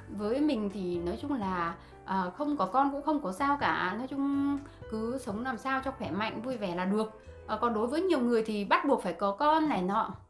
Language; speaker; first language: Vietnamese; native; Vietnamese